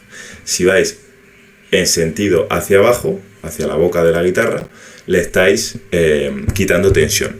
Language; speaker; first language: Spanish; native; Spanish